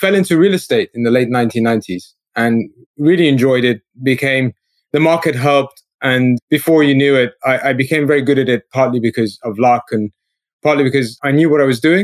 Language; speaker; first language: English; native; English